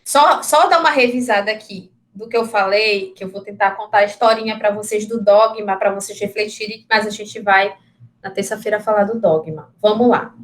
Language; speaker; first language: Portuguese; native; Portuguese